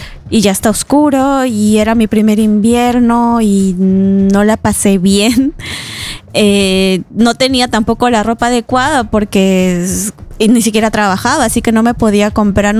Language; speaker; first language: Spanish; native; Spanish